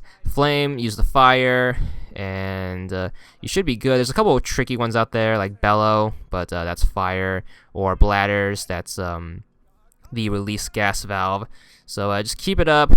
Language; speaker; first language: English; native; English